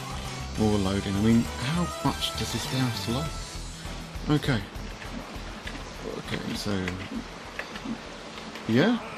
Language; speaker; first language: English; native; English